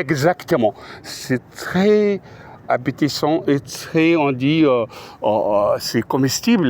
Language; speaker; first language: French; non-native, fluent; Arabic